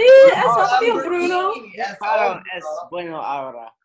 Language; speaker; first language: Spanish; non-native, learner; English